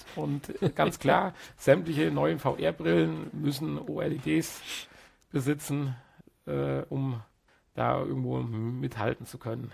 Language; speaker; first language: German; native; German